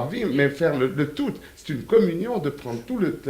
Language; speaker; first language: French; native; French